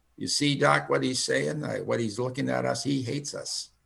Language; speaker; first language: English; early bilingual, other home language; Finnish